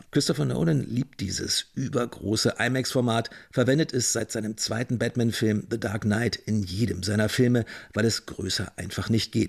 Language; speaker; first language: German; native; German